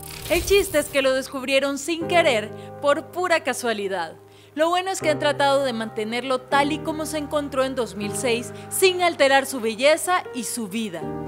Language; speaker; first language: Spanish; native; Spanish